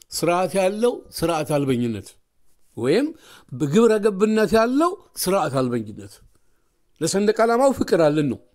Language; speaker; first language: Amharic; native; Amharic